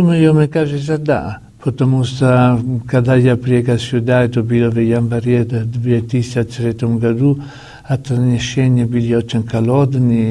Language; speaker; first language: Russian; non-native, learner; Italian